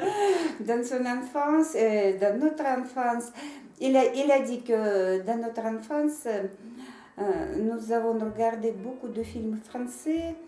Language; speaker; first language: French; non-native, learner; Russian